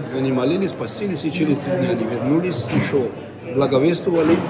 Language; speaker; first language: Russian; non-native, local second language; Georgian